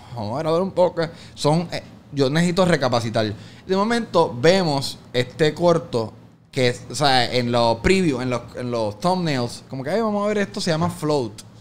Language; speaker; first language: Spanish; native; Spanish